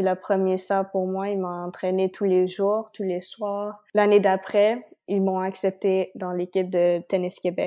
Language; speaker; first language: French; non-native, local second language; Spanish